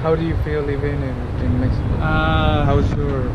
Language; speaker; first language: English; non-native, local second language; Spanish